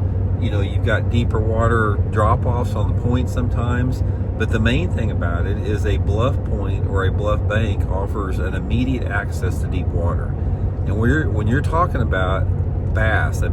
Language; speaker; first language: English; native; English